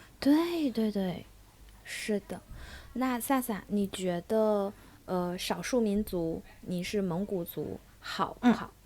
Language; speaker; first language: Chinese; native; Chinese